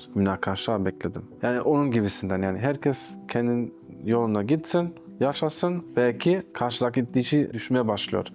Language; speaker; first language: Turkish; non-native, fluent; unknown